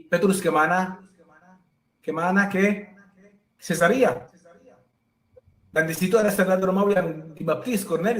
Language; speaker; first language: Indonesian; non-native, fluent; Hebrew